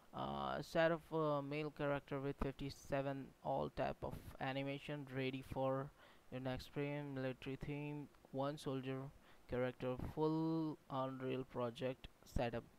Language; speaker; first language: English; non-native, local second language; Hindi